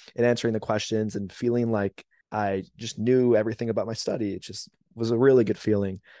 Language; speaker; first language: English; native; English